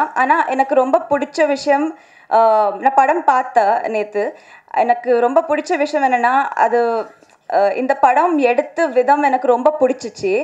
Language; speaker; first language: Tamil; non-native, learner; Telugu